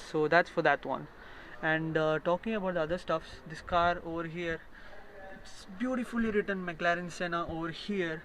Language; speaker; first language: English; non-native, fluent; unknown